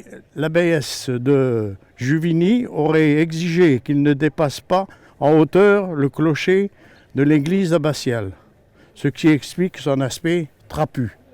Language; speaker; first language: French; native; French